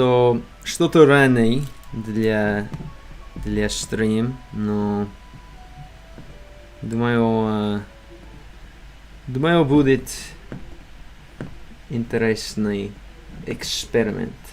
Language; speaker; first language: Russian; non-native, learner; English